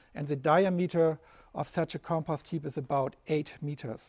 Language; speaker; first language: English; non-native, fluent; German